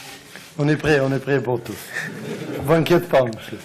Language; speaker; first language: French; non-native, learner; Arabic